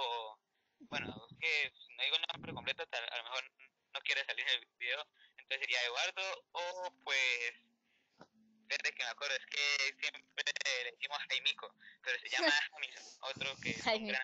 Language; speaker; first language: Spanish; native; Spanish